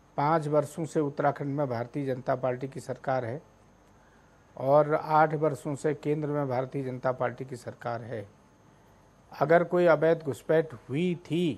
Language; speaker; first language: Hindi; native; Hindi